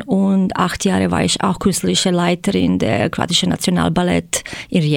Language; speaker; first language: German; non-native, fluent; Croatian